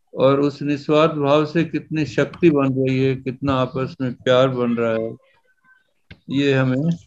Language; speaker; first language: Hindi; native; Hindi